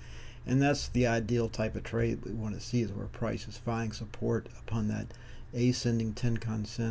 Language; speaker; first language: English; native; English